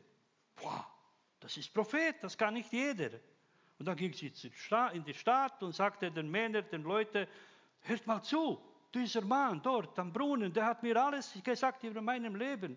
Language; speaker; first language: German; non-native, fluent; Croatian